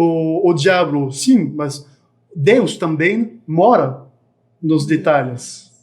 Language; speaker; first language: Portuguese; non-native, fluent; French